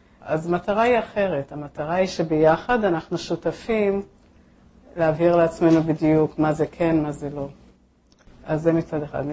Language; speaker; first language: Hebrew; native; Hebrew